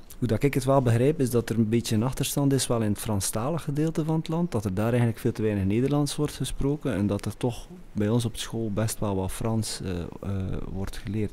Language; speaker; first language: Dutch; native; Dutch